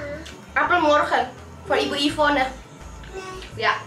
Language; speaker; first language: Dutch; non-native, learner; Indonesian